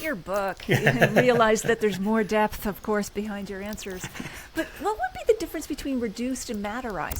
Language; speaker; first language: English; native; English